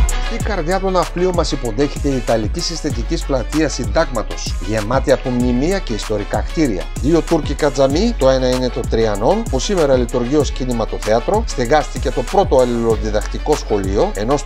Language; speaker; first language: Greek; native; Greek